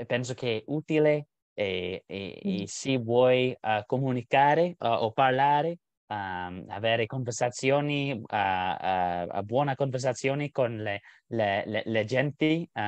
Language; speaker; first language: Italian; non-native, learner; English